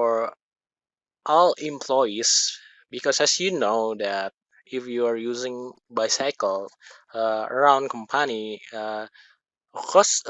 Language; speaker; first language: English; non-native, learner; Indonesian